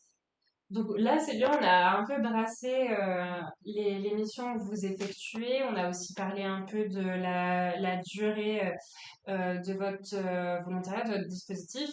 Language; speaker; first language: French; native; French